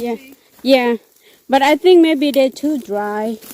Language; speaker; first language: English; non-native, learner; Thai